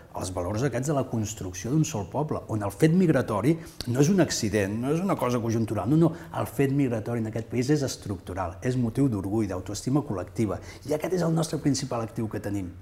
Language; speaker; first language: Catalan; non-native, local second language; Spanish